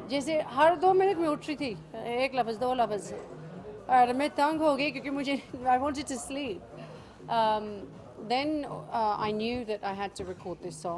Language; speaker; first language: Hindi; early bilingual, heritage; English